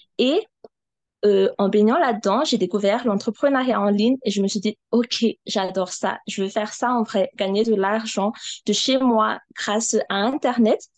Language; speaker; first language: French; non-native, local second language; Malagasy